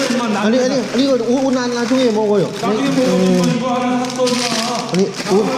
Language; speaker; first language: Korean; non-native, learner; Thai